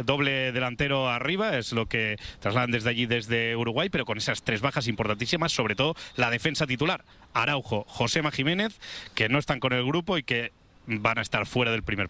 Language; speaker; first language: Spanish; native; Spanish